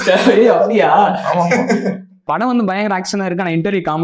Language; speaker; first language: Tamil; native; Tamil